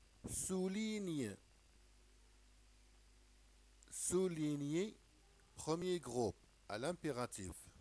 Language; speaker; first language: French; non-native, local second language; Arabic